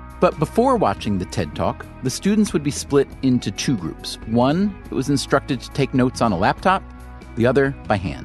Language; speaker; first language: English; native; English